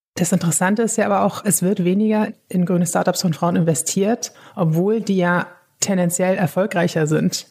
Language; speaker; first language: German; native; German